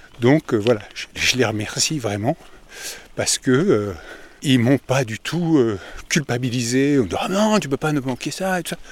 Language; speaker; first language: French; native; French